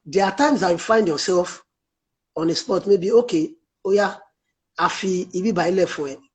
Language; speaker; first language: English; non-native, local second language; Yoruba